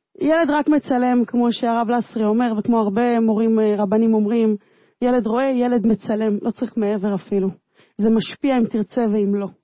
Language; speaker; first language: Hebrew; early bilingual, other home language; Russian